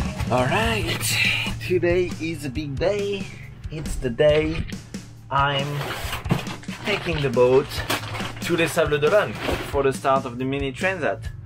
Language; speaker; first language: English; non-native, fluent; French